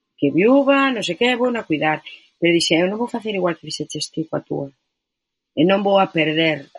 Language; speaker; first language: Galician; non-native, local second language; Spanish